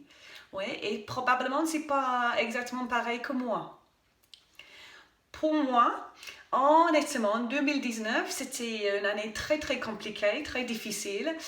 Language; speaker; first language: French; non-native, fluent; English